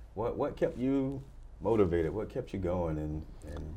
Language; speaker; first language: English; native; English